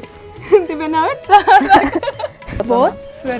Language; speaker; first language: Russian; non-native, learner; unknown